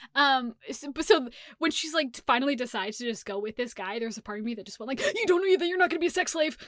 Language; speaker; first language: English; native; English